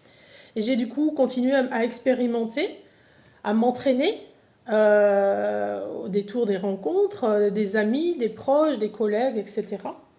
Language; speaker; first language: French; native; French